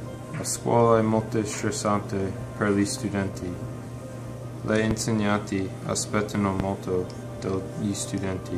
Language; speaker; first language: Italian; non-native, learner; English